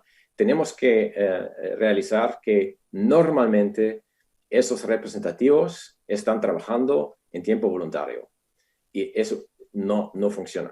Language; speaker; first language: Spanish; non-native, fluent; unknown